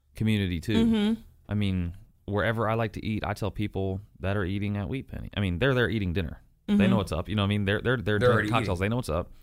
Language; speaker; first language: English; native; English